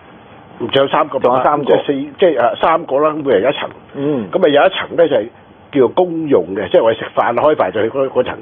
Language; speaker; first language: Cantonese; native; Cantonese